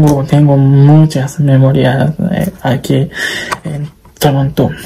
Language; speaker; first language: Spanish; non-native, learner; Japanese